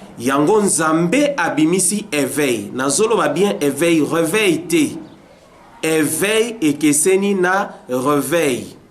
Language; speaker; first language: Lingala; native; Lingala